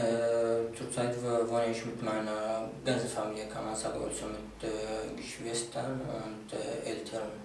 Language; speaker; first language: German; non-native, fluent; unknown